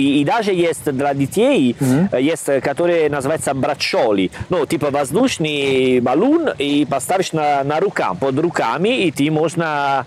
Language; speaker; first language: Russian; non-native, learner; Italian